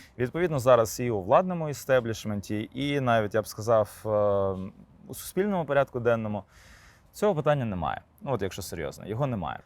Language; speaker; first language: Ukrainian; non-native, local second language; Crimean Tatar